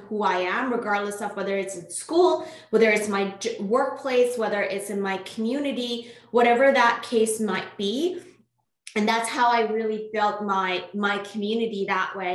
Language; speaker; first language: English; non-native, fluent; Persian